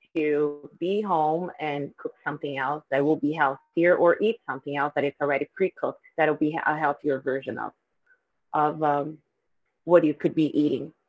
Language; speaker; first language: English; non-native, fluent; Portuguese